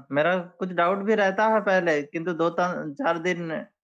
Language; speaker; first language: Hindi; non-native, local second language; Bangla